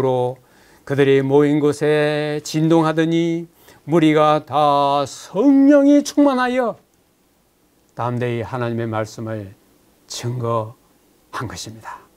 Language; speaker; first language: Korean; native; Korean